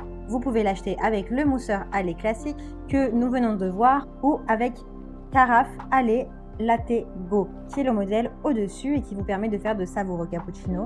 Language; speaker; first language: French; native; French